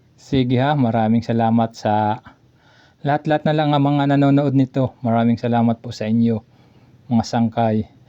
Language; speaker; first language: Filipino; non-native, local second language; Waray